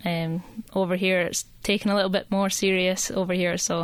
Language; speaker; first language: English; native; English